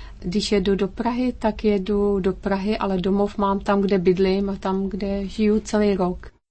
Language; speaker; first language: Czech; native; Czech